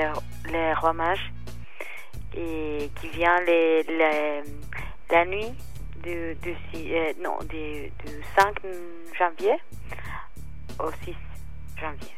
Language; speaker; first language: French; non-native, fluent; Spanish